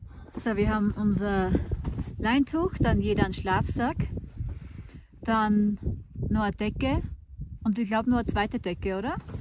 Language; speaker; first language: German; native; German